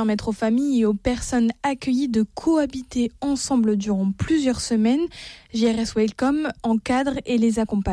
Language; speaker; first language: French; native; French